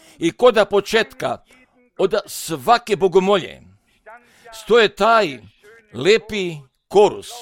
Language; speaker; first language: Croatian; non-native, fluent; German